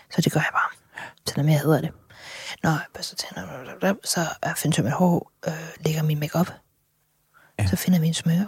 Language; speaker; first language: Danish; native; Danish